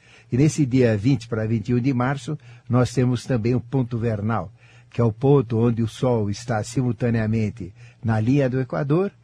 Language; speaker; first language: Portuguese; native; Portuguese